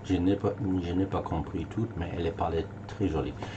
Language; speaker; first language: French; non-native, learner; German